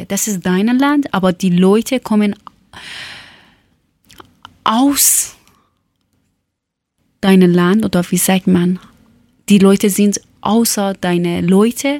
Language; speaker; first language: German; non-native, learner; Persian